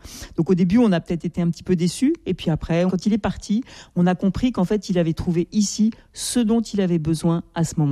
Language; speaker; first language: French; native; French